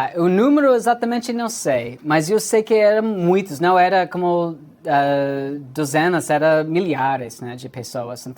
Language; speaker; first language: Portuguese; non-native, fluent; English